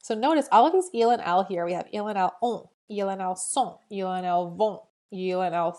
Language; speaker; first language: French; non-native, fluent; English